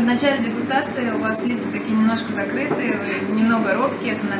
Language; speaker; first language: Russian; native; Russian